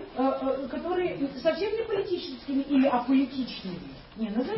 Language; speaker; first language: Russian; native; Russian